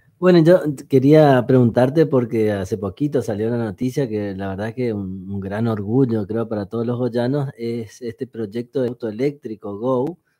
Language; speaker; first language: Spanish; native; Spanish